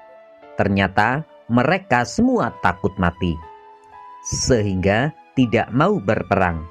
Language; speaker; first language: Indonesian; native; Indonesian